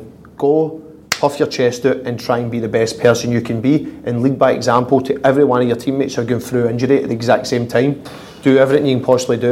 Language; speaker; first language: English; native; English